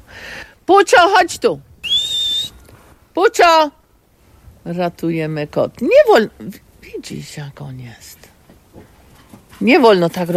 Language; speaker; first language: Polish; non-native, learner; English